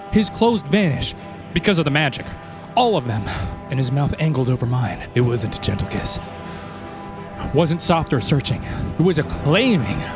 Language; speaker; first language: English; native; English